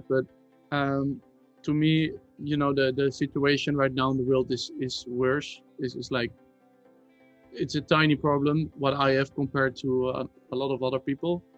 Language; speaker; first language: English; non-native, fluent; Dutch